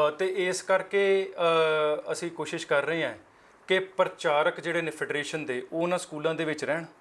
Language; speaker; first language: Punjabi; native; Punjabi